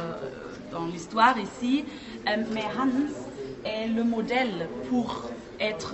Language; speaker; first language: French; non-native, fluent; German